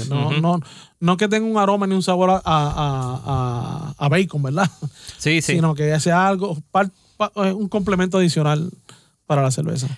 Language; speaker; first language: Spanish; native; Spanish